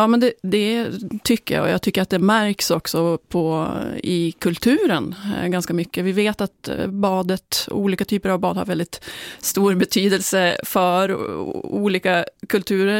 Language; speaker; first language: Swedish; native; Swedish